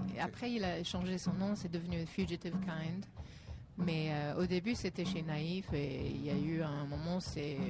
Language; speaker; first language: French; non-native, fluent; English